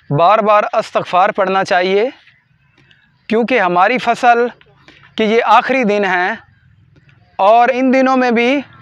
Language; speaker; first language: Urdu; non-native, local second language; Punjabi